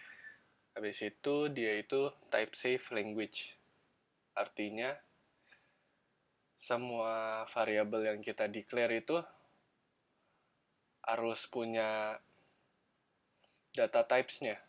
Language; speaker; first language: Indonesian; native; Indonesian